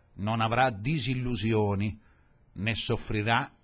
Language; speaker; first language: Italian; native; Italian